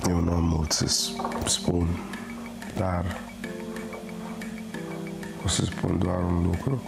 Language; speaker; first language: Romanian; non-native, learner; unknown